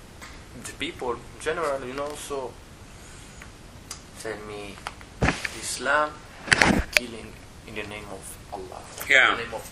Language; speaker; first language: English; non-native, learner; Italian